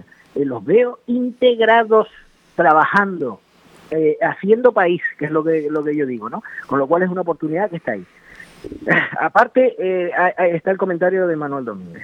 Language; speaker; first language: Spanish; native; Spanish